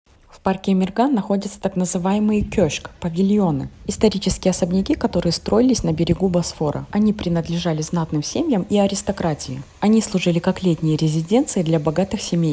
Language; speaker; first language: Russian; native; Russian